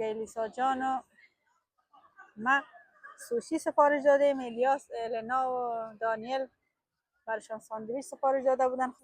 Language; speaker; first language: Persian; native; Persian